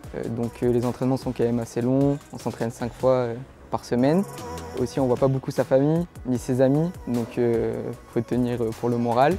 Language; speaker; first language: French; native; French